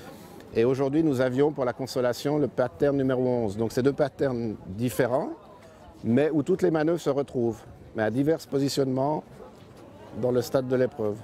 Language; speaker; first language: French; native; French